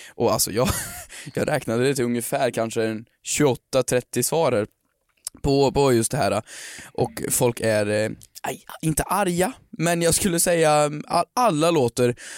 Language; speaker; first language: Swedish; native; Swedish